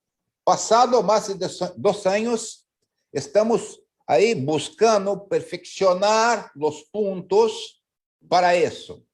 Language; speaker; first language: Spanish; non-native, learner; Portuguese